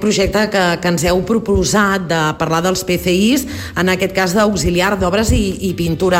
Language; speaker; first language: Catalan; native; Catalan